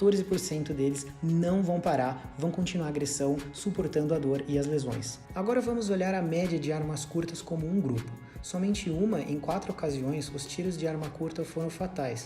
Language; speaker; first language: Portuguese; native; Portuguese